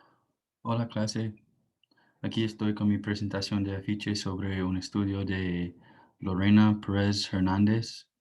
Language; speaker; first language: Spanish; non-native, fluent; English